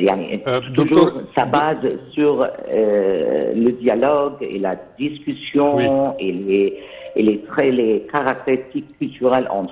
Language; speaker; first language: French; non-native, fluent; Arabic